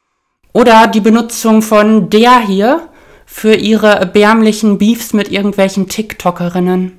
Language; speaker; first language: German; native; German